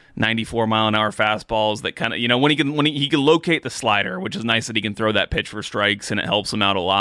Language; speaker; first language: English; native; English